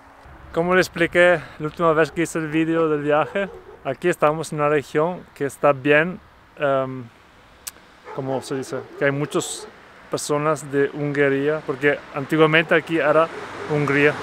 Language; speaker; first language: Spanish; non-native, fluent; Portuguese